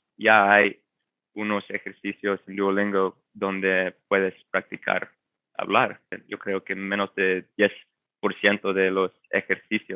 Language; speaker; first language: Spanish; non-native, fluent; English